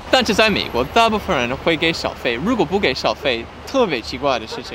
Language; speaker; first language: Chinese; non-native, fluent; English